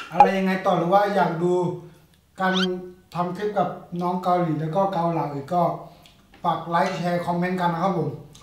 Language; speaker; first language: Thai; native; Thai